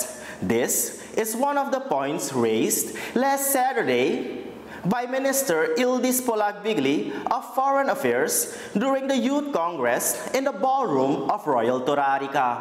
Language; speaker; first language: English; non-native, local second language; Dutch